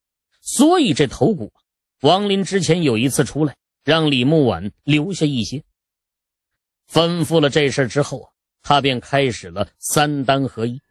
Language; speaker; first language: Chinese; native; Chinese